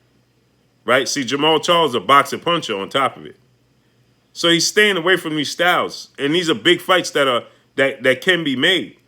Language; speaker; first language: English; native; English